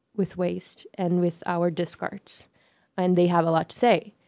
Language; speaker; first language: English; non-native, fluent; Portuguese